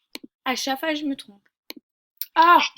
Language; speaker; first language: French; native; French